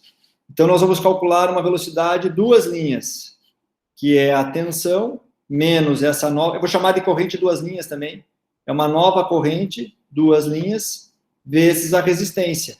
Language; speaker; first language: Portuguese; native; Portuguese